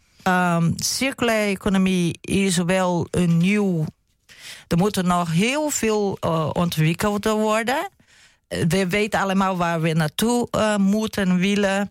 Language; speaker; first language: Dutch; non-native, fluent; Portuguese